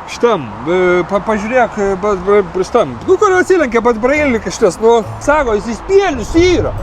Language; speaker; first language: Lithuanian; native; Lithuanian